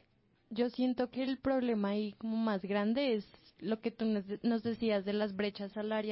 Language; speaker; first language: Spanish; native; Spanish